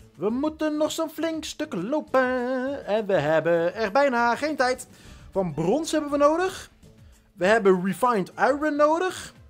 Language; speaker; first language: Dutch; native; Dutch